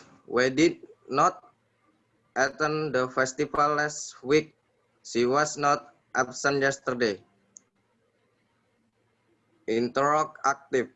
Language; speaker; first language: English; non-native, learner; Indonesian